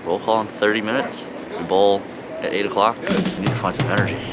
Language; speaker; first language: English; native; English